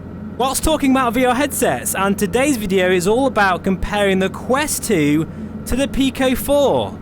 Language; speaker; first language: English; native; English